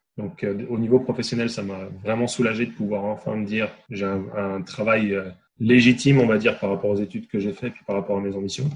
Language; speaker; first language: French; native; French